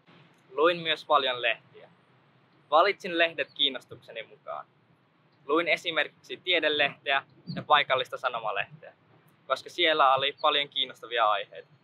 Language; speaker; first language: Finnish; early bilingual, other home language; Nepali